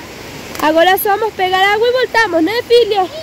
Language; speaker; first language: Portuguese; non-native, local second language; Spanish